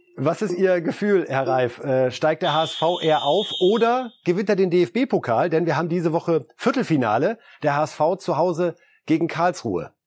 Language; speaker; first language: German; native; German